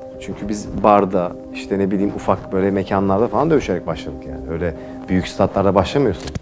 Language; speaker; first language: Turkish; native; Turkish